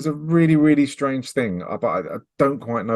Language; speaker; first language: English; native; English